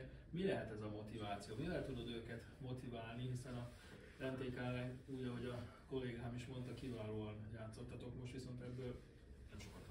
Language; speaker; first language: Hungarian; native; Hungarian